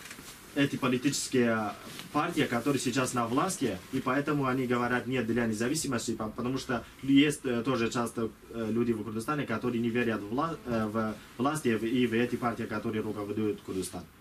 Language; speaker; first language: Russian; non-native, learner; Kurdish